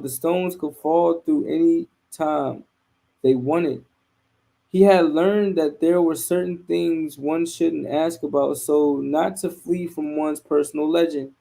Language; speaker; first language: English; native; English